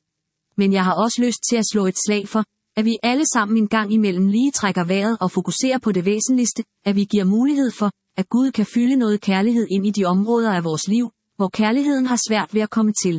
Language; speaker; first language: Danish; native; Danish